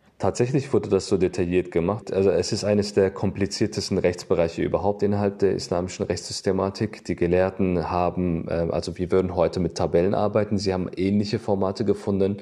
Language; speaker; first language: German; native; German